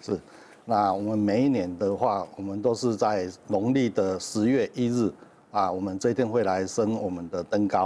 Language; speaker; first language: Chinese; native; Chinese